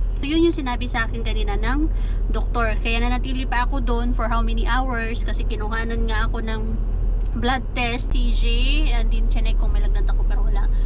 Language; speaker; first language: Filipino; native; Filipino